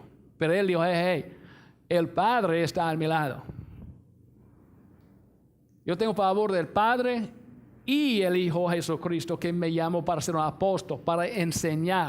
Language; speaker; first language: Spanish; non-native, fluent; English